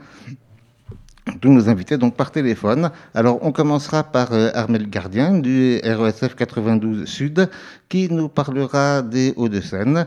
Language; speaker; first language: French; native; French